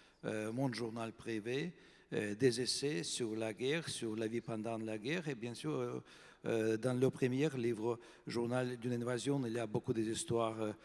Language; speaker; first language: French; non-native, fluent; Russian